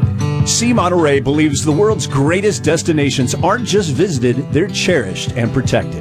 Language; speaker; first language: English; native; English